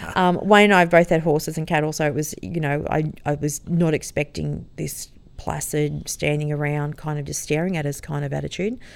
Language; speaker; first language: English; native; English